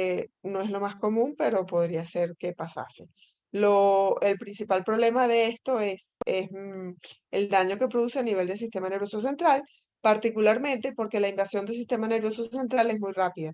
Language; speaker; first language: Spanish; native; Spanish